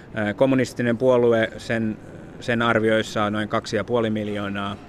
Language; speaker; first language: Finnish; native; Finnish